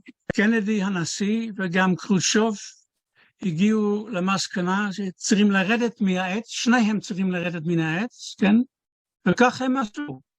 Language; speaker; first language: Hebrew; non-native, fluent; Dutch